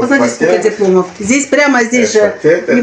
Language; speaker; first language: Russian; native; Russian